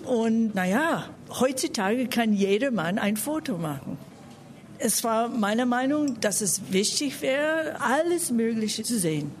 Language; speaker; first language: German; non-native, fluent; English